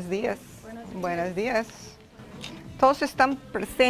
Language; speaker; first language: Spanish; non-native, fluent; English